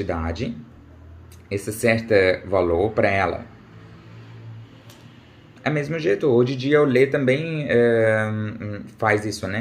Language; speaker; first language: Portuguese; non-native, learner; Urdu